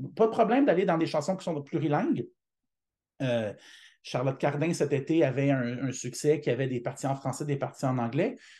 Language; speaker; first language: French; native; French